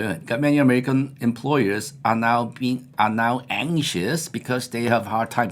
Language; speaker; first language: English; non-native, fluent; Korean